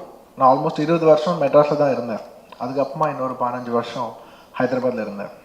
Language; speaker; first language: Tamil; non-native, local second language; Telugu